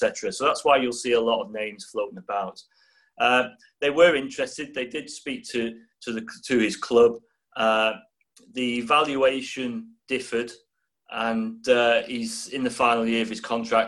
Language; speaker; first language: English; native; English